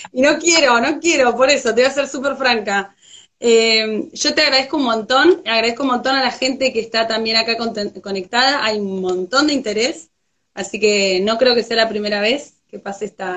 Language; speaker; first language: Spanish; native; Spanish